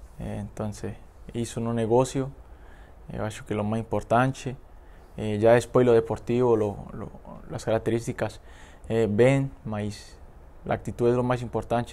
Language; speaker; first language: Spanish; native; Spanish